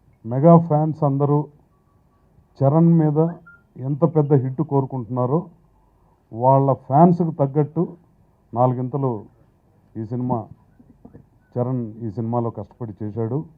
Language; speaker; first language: Telugu; native; Telugu